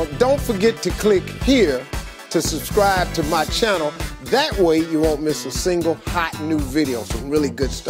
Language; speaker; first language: English; native; English